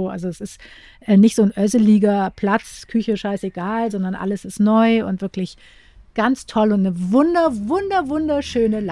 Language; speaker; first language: German; native; German